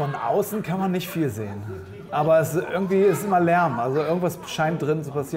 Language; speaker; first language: German; native; German